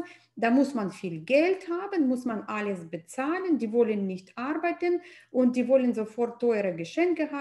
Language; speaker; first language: German; non-native, fluent; Russian